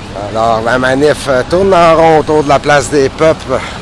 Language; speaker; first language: French; native; French